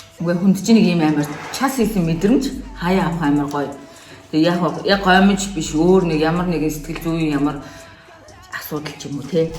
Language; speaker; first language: Mongolian; native; Mongolian